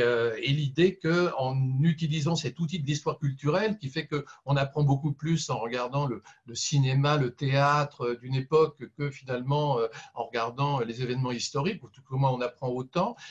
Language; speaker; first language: French; native; French